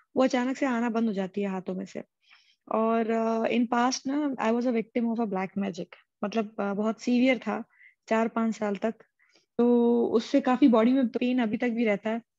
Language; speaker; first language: Hindi; native; Hindi